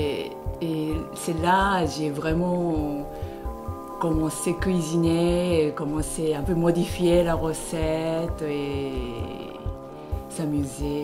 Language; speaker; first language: French; non-native, fluent; Japanese